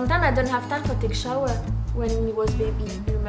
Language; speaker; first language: English; non-native, learner; French